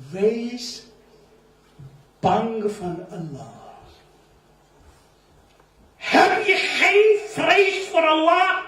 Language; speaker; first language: Dutch; non-native, learner; Urdu